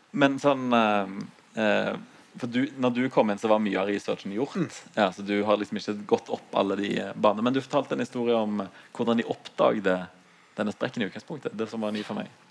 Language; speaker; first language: Norwegian; native; Norwegian